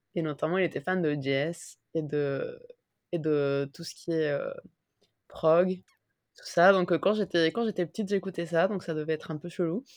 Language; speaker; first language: French; non-native, fluent; Spanish